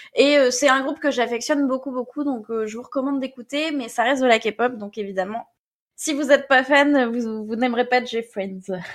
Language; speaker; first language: French; native; French